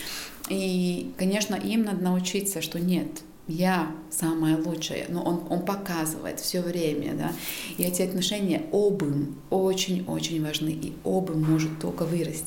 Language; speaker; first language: Russian; non-native, local second language; Latvian